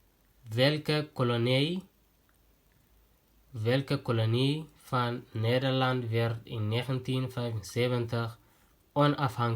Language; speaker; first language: Dutch; non-native, learner; Tigrinya